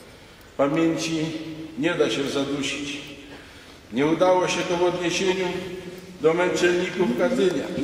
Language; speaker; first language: Polish; native; Polish